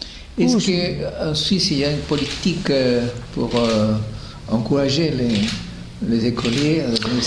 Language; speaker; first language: French; non-native, fluent; Spanish